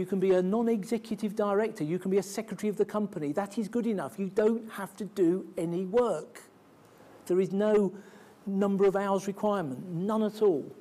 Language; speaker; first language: English; native; English